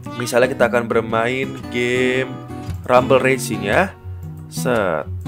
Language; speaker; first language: Indonesian; native; Indonesian